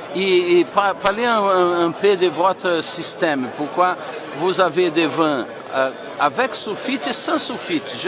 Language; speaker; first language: French; non-native, learner; Portuguese